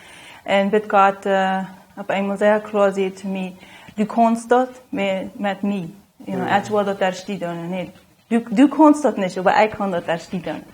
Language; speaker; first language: German; non-native, local second language; Plautdietsch